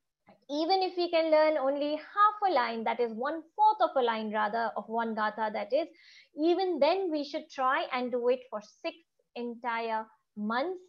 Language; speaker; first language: English; non-native, local second language; Gujarati